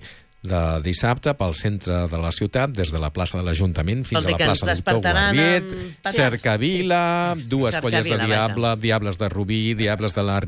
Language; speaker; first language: Catalan; native; Catalan